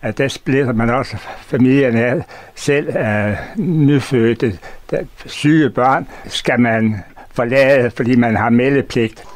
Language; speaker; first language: Danish; native; Danish